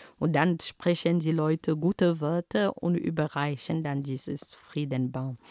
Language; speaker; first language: German; non-native, fluent; Ghomala